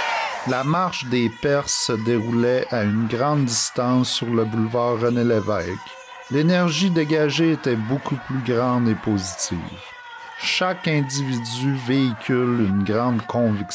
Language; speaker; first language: French; native; French